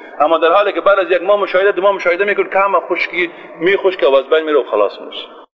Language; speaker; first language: Persian; native; Persian